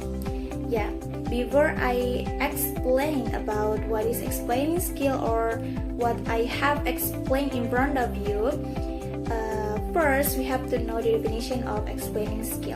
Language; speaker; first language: English; non-native, learner; Indonesian